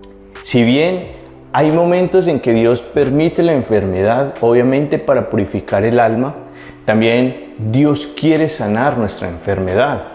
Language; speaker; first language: Spanish; native; Spanish